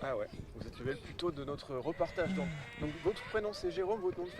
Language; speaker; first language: French; native; French